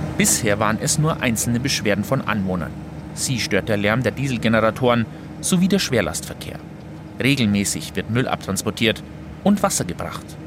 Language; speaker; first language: German; native; German